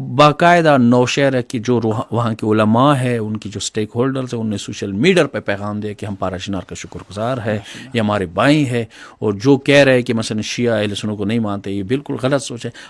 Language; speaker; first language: Urdu; non-native, local second language; Pashto